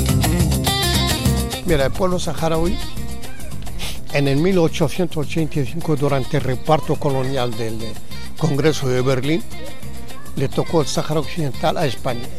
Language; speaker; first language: Spanish; non-native, local second language; Arabic